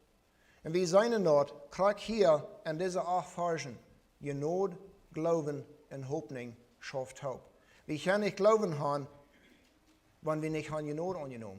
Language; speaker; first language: German; non-native, learner; Plautdietsch